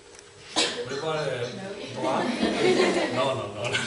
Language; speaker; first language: French; non-native, fluent; Turkish